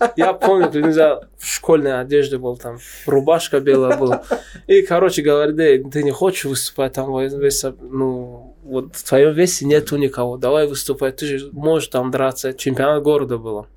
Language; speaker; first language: Russian; non-native, local second language; Tajik